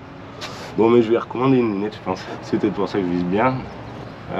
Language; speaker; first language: French; native; French